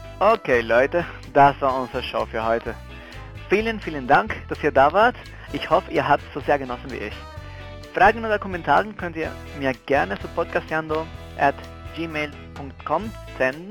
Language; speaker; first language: German; non-native, fluent; Spanish